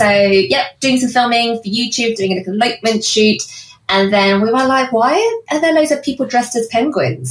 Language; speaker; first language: English; native; English